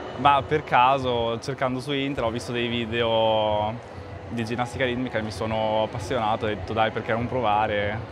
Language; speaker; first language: Italian; native; Italian